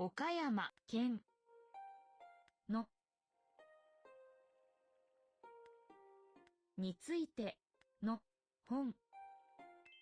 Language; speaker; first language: Japanese; non-native, learner; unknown